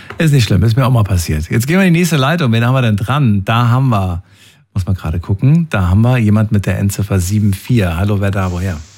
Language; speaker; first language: German; native; German